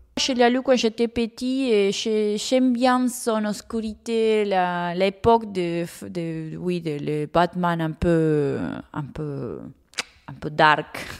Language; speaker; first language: French; non-native, fluent; Spanish